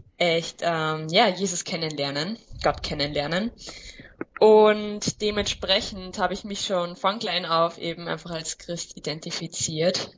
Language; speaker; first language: German; native; German